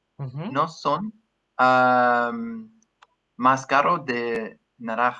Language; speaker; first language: Spanish; non-native, learner; English